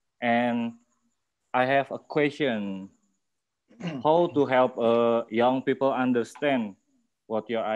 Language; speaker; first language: English; non-native, learner; Indonesian